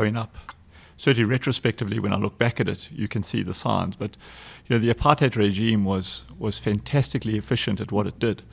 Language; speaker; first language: English; native; English